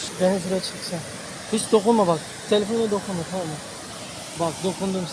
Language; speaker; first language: Turkish; non-native, learner; Hindi